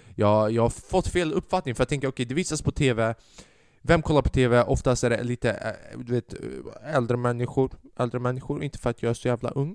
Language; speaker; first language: Swedish; early bilingual, other home language; Albanian